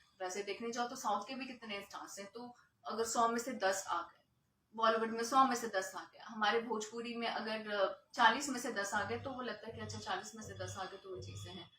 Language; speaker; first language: Hindi; native; Hindi